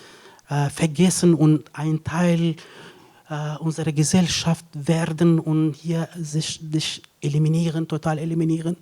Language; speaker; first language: German; non-native, fluent; Kurdish